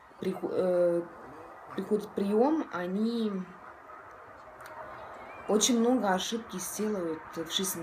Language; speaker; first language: Russian; non-native, local second language; Estonian